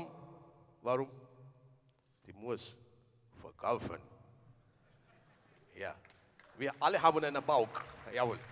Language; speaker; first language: German; non-native, learner; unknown